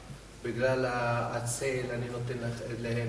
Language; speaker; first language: Hebrew; non-native, learner; English